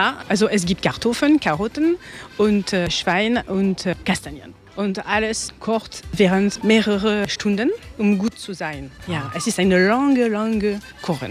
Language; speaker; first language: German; non-native, learner; French